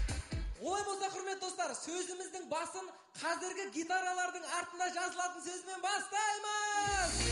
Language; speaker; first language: Kazakh; native; Kazakh